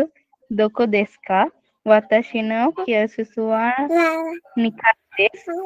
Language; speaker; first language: Japanese; non-native, learner; Sinhala